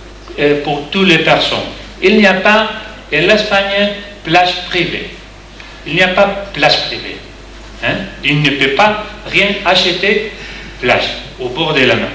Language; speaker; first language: French; non-native, learner; Spanish